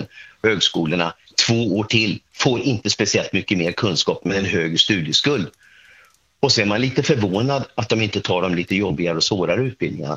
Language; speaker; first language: Swedish; native; Swedish